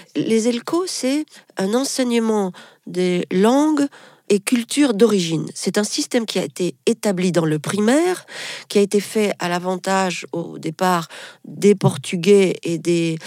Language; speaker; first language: French; non-native, local second language; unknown